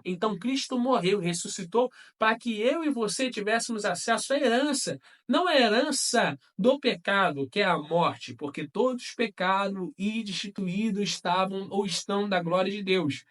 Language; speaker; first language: Portuguese; native; Portuguese